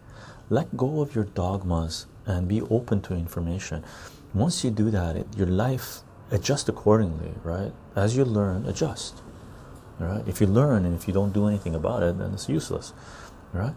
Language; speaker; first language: English; non-native, fluent; Armenian